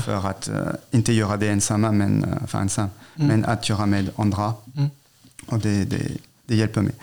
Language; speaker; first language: Swedish; non-native, fluent; French